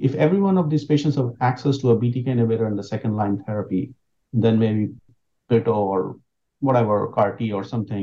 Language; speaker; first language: English; non-native, local second language; Hindi